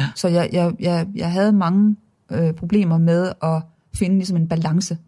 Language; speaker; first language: Danish; native; Danish